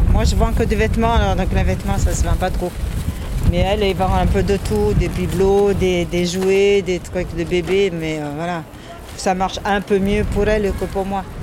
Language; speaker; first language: French; non-native, fluent; Italian